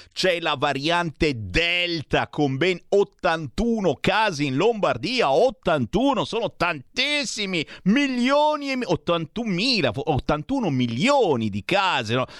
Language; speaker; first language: Italian; native; Italian